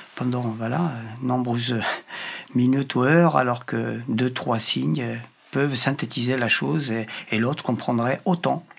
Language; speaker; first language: French; non-native, fluent; Polish